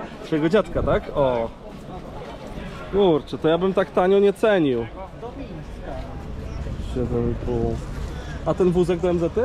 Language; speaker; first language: Polish; native; Polish